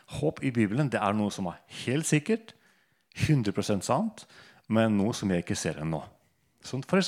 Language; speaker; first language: Norwegian; non-native, fluent; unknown